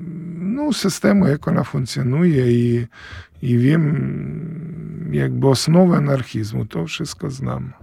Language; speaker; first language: Polish; non-native, fluent; Ukrainian